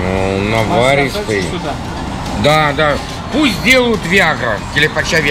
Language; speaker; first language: Russian; native; Russian